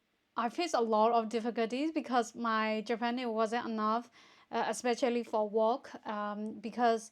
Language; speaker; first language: English; non-native, fluent; Burmese